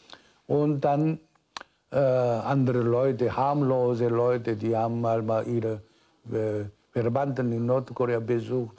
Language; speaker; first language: German; non-native, fluent; Korean